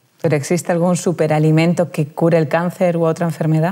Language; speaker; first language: Spanish; native; Spanish